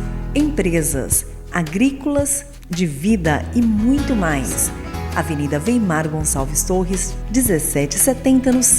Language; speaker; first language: Portuguese; native; Portuguese